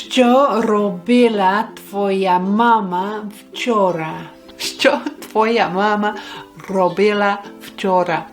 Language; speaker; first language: Ukrainian; non-native, learner; English